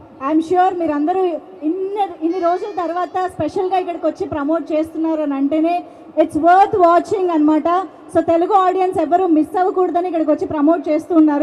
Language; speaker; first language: Telugu; native; Telugu